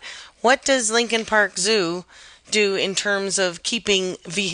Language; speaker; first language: English; native; English